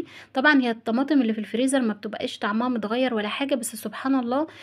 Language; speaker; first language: Arabic; native; Arabic